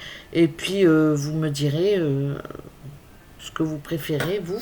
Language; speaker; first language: French; native; French